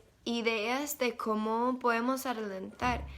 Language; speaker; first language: Spanish; non-native, learner; English